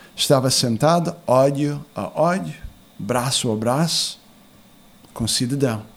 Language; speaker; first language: Portuguese; early bilingual, heritage; English